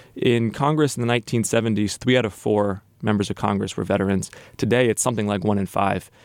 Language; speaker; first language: English; native; English